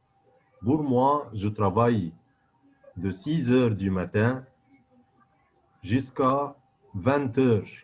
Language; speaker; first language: French; non-native, fluent; Arabic